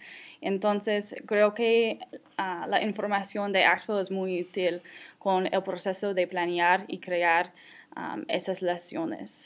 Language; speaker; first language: Spanish; non-native, fluent; English